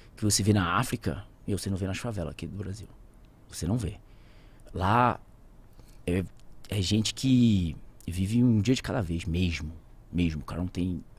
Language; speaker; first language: Portuguese; native; Portuguese